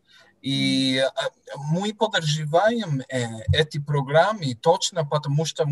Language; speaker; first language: Russian; non-native, fluent; English